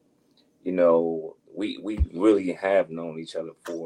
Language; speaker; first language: English; native; English